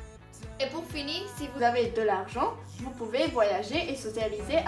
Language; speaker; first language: French; non-native, learner; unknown